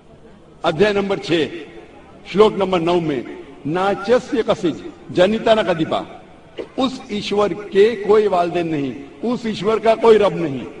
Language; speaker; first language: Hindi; non-native, local second language; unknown